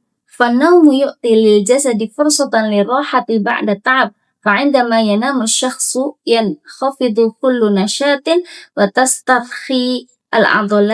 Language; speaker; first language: Arabic; non-native, learner; Indonesian